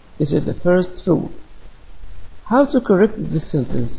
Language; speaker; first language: English; non-native, fluent; Arabic